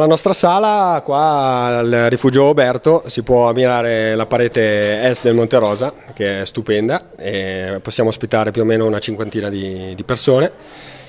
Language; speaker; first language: Italian; native; Italian